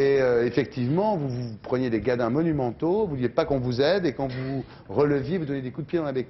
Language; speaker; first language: French; native; French